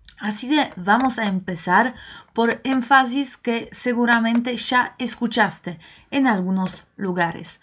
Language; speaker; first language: Spanish; non-native, fluent; Polish